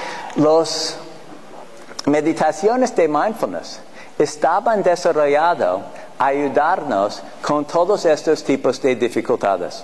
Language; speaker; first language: Spanish; non-native, fluent; English